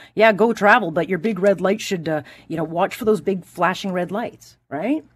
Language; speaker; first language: English; native; English